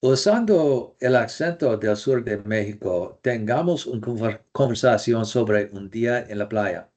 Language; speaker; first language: Spanish; non-native, learner; English